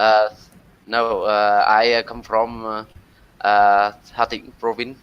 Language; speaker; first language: English; non-native, learner; Vietnamese